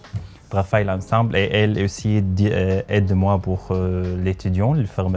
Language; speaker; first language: French; non-native, learner; Arabic